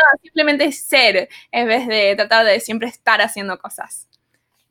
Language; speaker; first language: Spanish; early bilingual, other home language; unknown